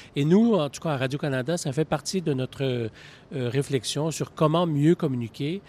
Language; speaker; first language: French; native; French